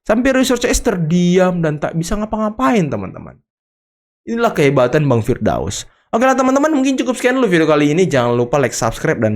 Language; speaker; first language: Indonesian; native; Indonesian